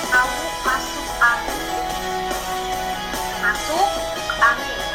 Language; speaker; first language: Indonesian; non-native, learner; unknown